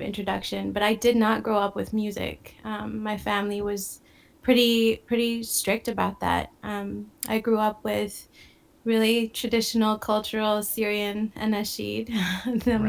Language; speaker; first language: English; native; English